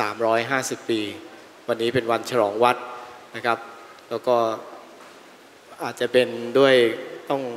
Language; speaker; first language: Thai; native; Thai